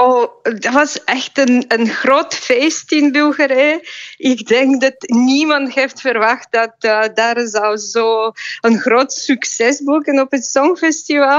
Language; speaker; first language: Dutch; non-native, fluent; Bulgarian